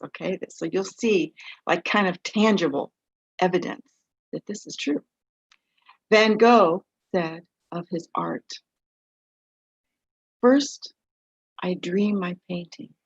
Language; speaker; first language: English; native; English